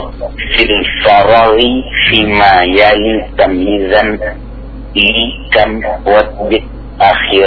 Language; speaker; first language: Arabic; non-native, learner; Indonesian